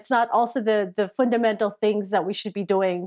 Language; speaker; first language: English; non-native, local second language; Filipino